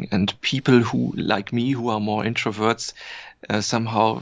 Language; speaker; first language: English; non-native, fluent; German